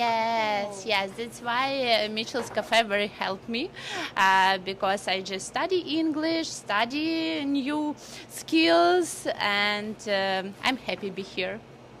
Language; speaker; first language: English; non-native, learner; Ukrainian